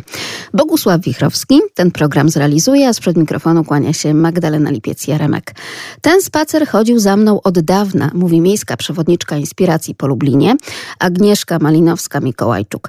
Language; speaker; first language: Polish; native; Polish